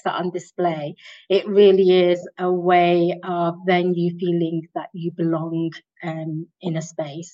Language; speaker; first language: English; native; English